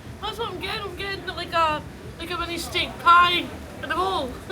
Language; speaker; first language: English; native; English